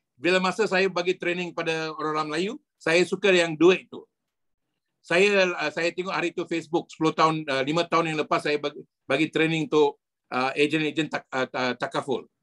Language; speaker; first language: Malay; non-native, local second language; Tamil